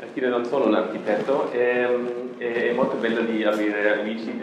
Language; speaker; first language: Italian; non-native, learner; German